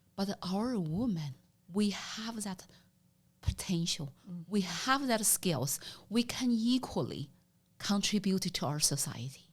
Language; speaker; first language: English; non-native, learner; Chinese